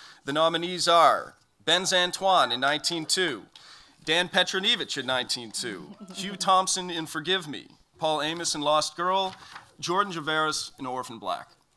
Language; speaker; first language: English; native; English